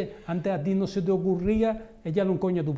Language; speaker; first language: Spanish; native; Spanish